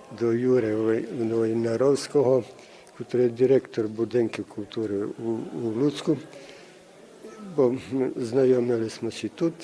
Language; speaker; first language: Ukrainian; early bilingual, heritage; Ukrainian